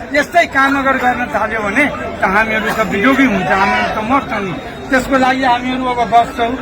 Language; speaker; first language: Nepali; non-native, local second language; Maithili